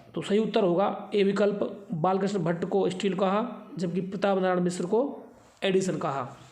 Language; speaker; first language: Hindi; native; Hindi